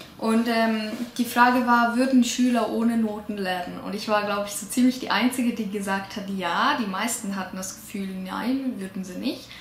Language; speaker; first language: German; native; German